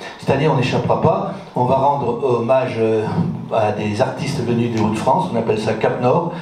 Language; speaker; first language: French; native; French